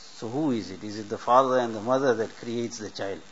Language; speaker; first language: English; native; English